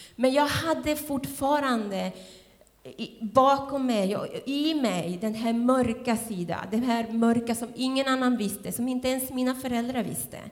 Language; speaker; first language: Swedish; non-native, fluent; Spanish